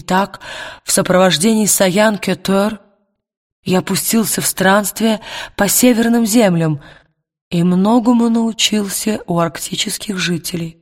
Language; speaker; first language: Russian; native; Russian